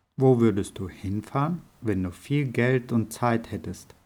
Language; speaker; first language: German; native; German